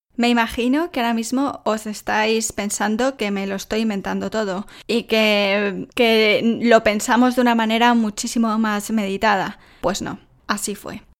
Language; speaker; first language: Spanish; native; Spanish